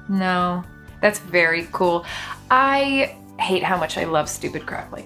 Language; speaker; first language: English; native; English